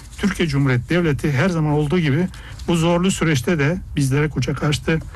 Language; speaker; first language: Turkish; early bilingual, heritage; Turkish